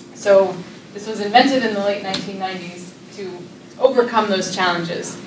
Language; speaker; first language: English; native; English